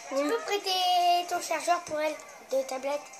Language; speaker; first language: French; native; French